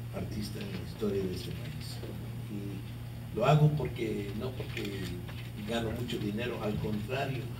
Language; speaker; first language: Spanish; early bilingual, heritage; Spanish